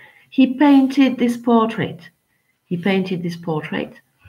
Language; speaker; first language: English; non-native, fluent; French